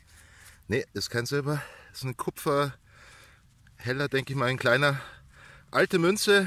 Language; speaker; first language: German; native; German